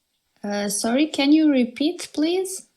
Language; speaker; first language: English; non-native, learner; Serbian